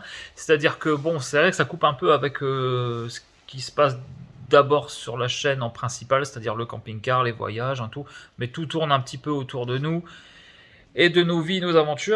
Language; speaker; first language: French; native; French